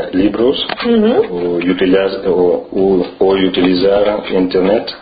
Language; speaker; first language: Spanish; non-native, learner; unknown